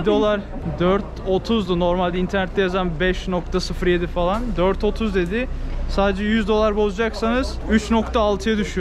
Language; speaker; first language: Turkish; native; Turkish